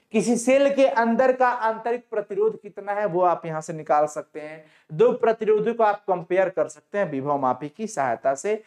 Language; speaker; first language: Hindi; native; Hindi